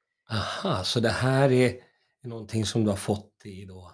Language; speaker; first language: Swedish; native; Swedish